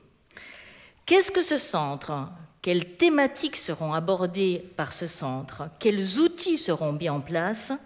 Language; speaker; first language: French; native; French